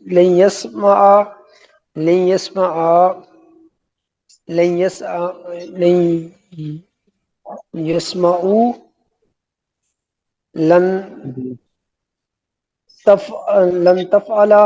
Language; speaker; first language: Arabic; non-native, learner; Urdu